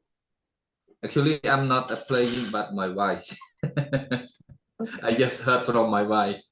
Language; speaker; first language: English; non-native, learner; Khmer